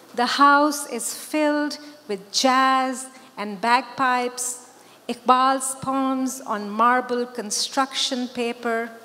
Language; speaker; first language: English; non-native, local second language; Urdu